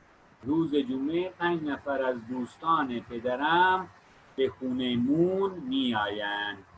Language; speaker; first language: Persian; non-native, fluent; Urdu